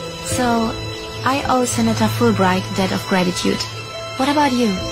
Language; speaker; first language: English; non-native, fluent; German